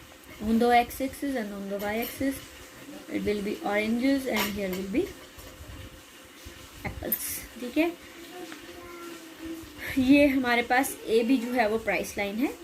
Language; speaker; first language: Hindi; native; Hindi